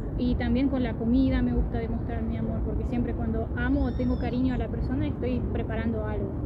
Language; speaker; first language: Spanish; non-native, fluent; Russian